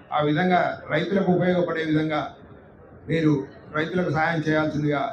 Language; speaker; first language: Telugu; native; Telugu